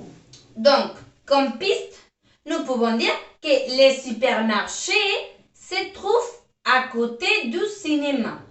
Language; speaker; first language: French; non-native, fluent; Spanish